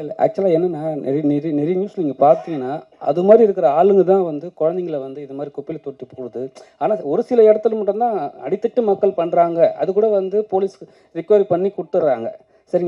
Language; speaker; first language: Tamil; native; Tamil